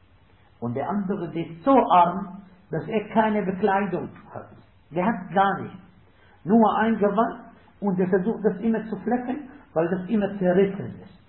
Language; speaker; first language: German; non-native, fluent; Arabic